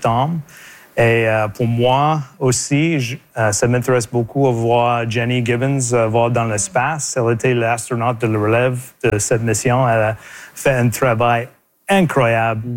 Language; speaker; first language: French; native; French